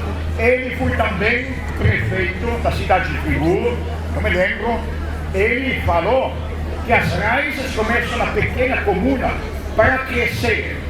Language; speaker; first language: Portuguese; non-native, fluent; French